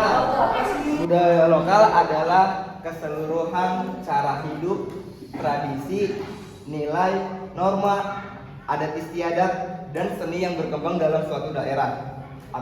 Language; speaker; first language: Indonesian; native; Indonesian